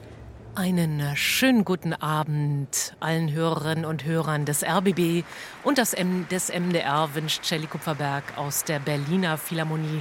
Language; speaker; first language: German; native; German